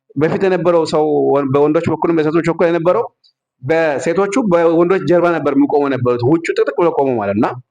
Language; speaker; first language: Amharic; non-native, local second language; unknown